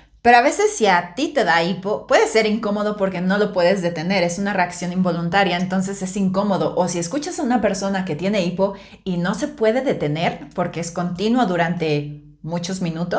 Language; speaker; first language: Spanish; native; Spanish